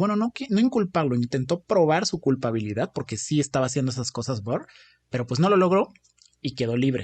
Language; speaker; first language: Spanish; native; Spanish